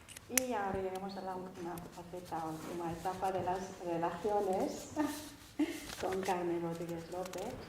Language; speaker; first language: Spanish; non-native, fluent; Turkish